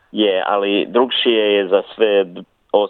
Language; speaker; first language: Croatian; early bilingual, heritage; Bosnian